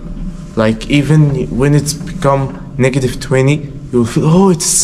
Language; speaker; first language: English; non-native, fluent; Arabic